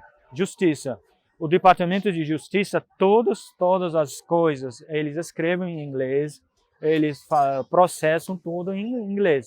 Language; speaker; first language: Portuguese; non-native, fluent; Punjabi